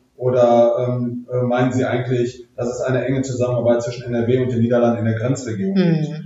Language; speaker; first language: German; native; German